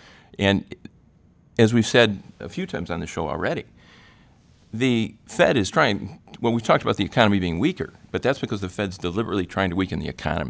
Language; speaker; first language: English; native; English